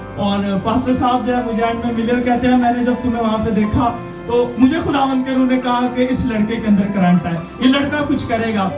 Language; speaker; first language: Urdu; non-native, local second language; Punjabi